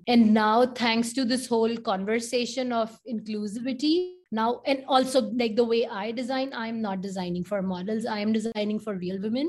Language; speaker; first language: English; non-native, local second language; Hindi